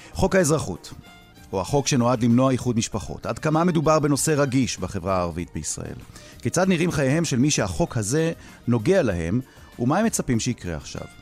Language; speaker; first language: Hebrew; native; Hebrew